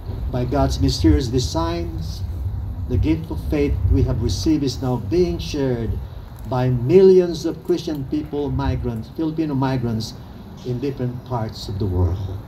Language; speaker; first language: English; non-native, local second language; Filipino